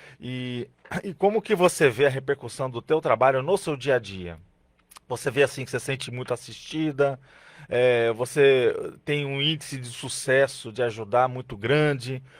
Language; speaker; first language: Portuguese; native; Portuguese